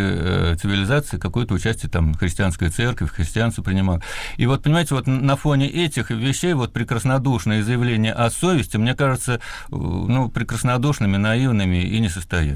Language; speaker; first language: Russian; native; Russian